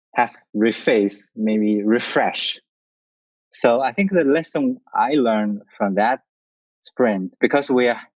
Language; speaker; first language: English; non-native, learner; Chinese